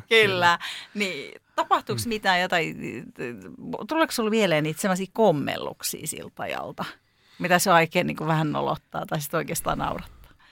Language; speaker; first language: Finnish; native; Finnish